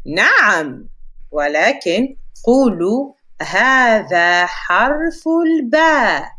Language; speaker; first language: Arabic; non-native, fluent; French